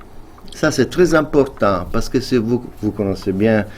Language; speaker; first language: French; non-native, fluent; Italian